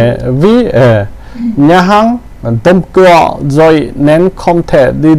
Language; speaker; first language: Vietnamese; non-native, learner; Korean